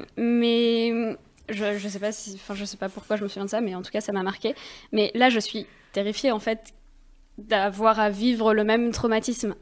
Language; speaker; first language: French; native; French